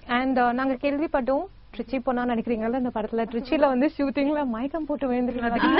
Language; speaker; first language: Tamil; native; Tamil